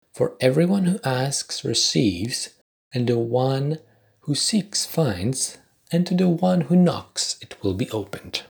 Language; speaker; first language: English; non-native, fluent; Polish